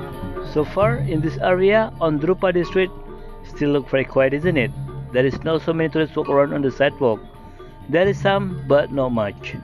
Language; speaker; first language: English; non-native, learner; Indonesian